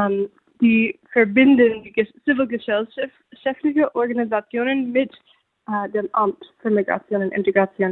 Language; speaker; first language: German; non-native, fluent; English